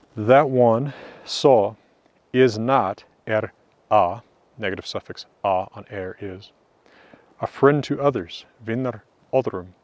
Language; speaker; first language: English; native; English